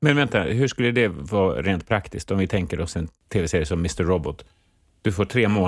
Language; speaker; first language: Swedish; native; Swedish